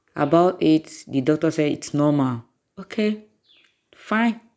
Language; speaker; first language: English; non-native, local second language; Yoruba